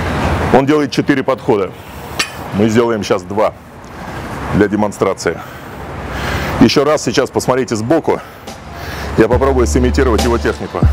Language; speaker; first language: Russian; native; Russian